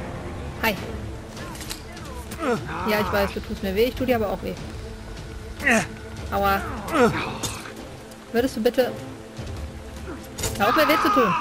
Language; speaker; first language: German; native; German